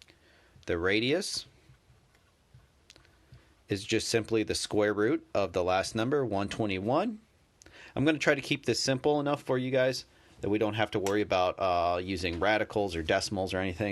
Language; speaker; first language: English; native; English